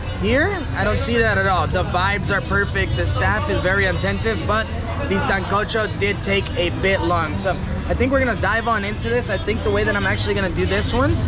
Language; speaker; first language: English; native; English